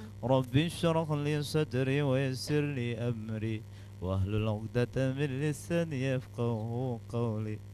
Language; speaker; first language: Malay; non-native, local second language; Achinese